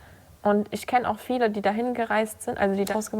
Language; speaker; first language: German; early bilingual, other home language; Turkish